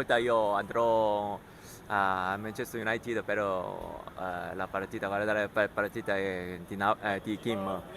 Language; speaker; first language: Italian; non-native, learner; Korean